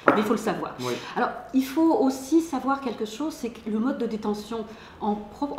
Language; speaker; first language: French; native; French